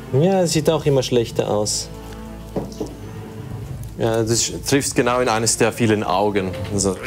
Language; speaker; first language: German; native; German